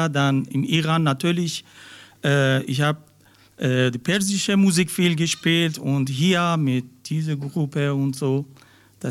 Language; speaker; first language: German; non-native, learner; Persian